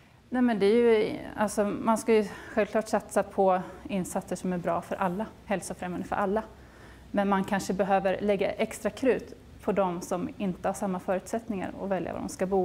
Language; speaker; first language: Swedish; native; Swedish